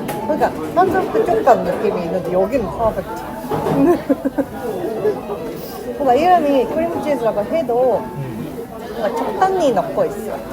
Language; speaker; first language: Korean; non-native, learner; Japanese